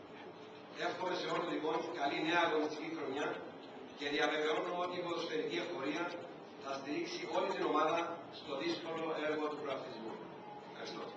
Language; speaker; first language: Greek; native; Greek